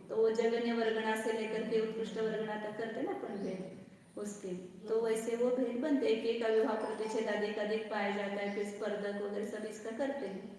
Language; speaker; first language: Hindi; non-native, local second language; Marathi